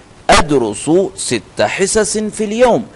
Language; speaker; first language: Arabic; non-native, fluent; Urdu